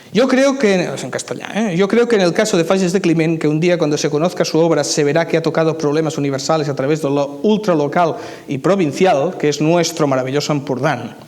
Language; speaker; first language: Spanish; non-native, local second language; Catalan